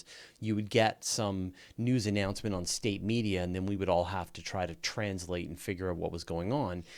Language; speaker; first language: English; native; English